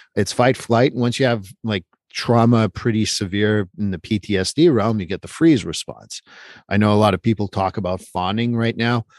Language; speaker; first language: English; non-native, fluent; French